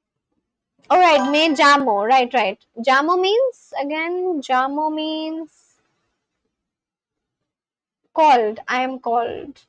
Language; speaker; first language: Spanish; non-native, learner; English